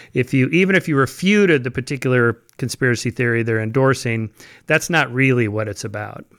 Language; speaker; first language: English; native; English